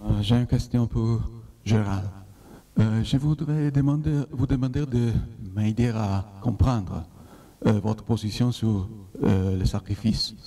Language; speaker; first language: French; non-native, fluent; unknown